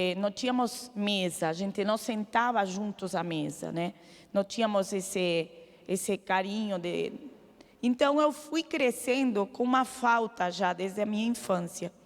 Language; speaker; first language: Portuguese; non-native, fluent; Arabic